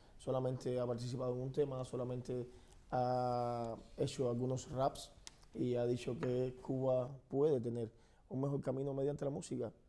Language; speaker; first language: Spanish; native; Spanish